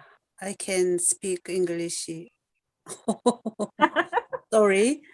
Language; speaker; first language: English; non-native, learner; Korean